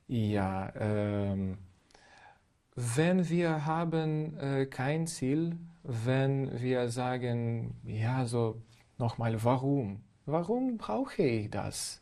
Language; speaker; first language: German; non-native, fluent; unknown